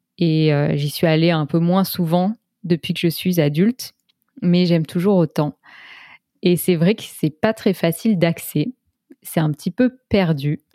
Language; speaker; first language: French; native; French